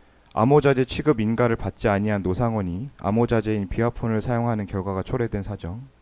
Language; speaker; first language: Korean; native; Korean